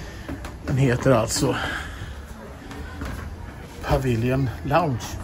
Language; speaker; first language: Swedish; native; Swedish